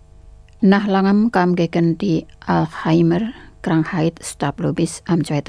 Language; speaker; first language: German; non-native, fluent; Indonesian